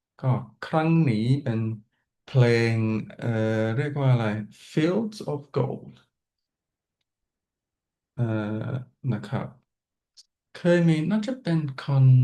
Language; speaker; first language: Thai; non-native, fluent; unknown